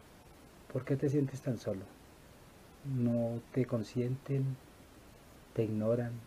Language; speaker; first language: Spanish; native; Spanish